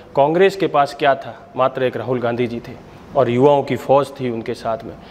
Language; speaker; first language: Hindi; native; Hindi